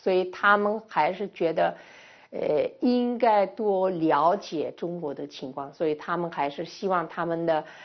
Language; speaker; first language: Chinese; non-native, fluent; Spanish